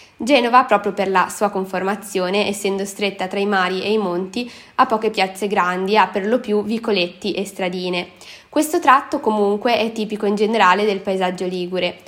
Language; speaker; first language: Italian; native; Italian